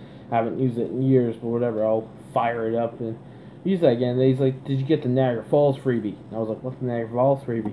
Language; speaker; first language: English; native; English